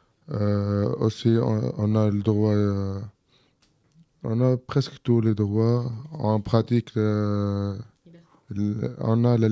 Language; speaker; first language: French; non-native, local second language; Arabic